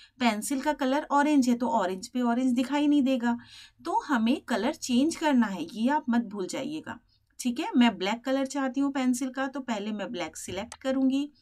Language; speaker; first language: Hindi; native; Hindi